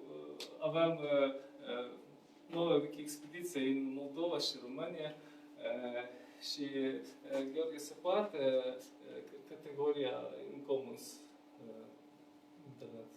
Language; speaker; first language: Romanian; non-native, learner; Ukrainian